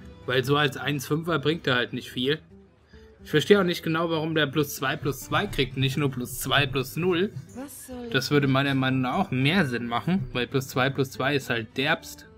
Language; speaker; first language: German; native; German